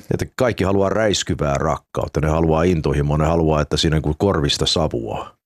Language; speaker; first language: Finnish; early bilingual, heritage; Finnish